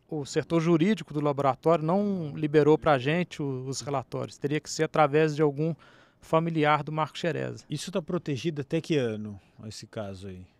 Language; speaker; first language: Portuguese; native; Portuguese